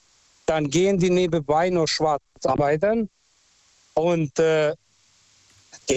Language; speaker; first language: German; non-native, fluent; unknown